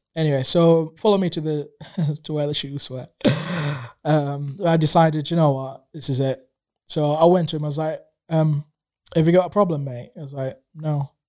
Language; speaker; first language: English; non-native, local second language; Swahili